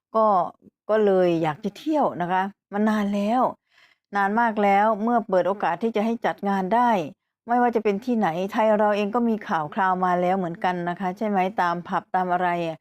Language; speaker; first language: Thai; native; Thai